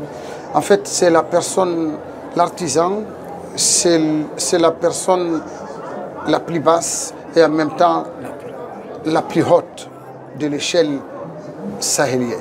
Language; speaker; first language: French; non-native, local second language; Tamasheq